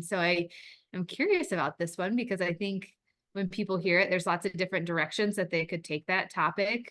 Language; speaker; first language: English; native; English